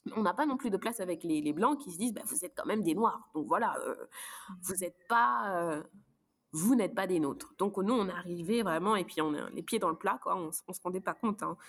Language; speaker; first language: French; native; French